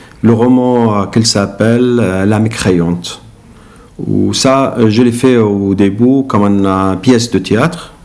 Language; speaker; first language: French; non-native, learner; Arabic